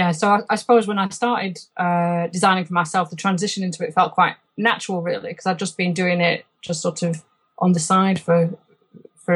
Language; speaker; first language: English; native; English